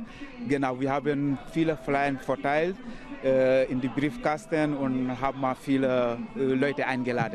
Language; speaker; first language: German; non-native, learner; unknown